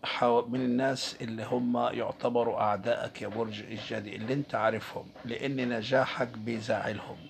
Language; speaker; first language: Arabic; native; Arabic